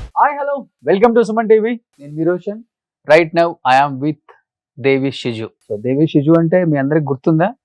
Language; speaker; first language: Telugu; native; Telugu